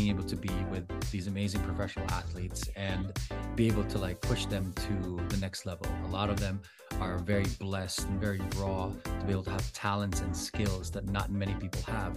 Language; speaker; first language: English; non-native, local second language; Filipino